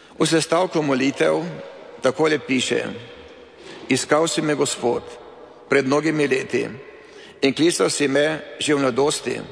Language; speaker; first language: Slovenian; native; Slovenian